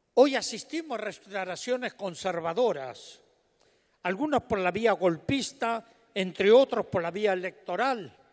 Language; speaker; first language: Spanish; native; Spanish